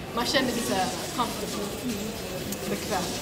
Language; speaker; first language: Swedish; early bilingual, other home language; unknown